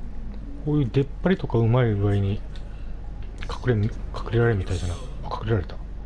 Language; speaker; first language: Japanese; native; Japanese